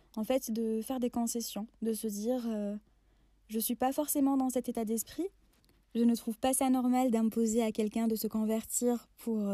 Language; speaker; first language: French; non-native, local second language; Arabic